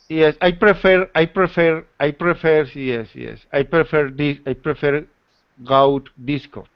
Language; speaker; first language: English; non-native, learner; Spanish